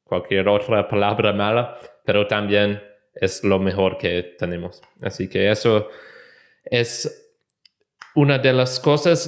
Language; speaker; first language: Spanish; non-native, learner; English